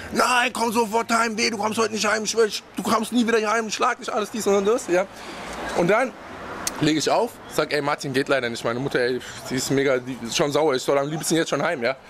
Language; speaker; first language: German; early bilingual, other home language; Kurdish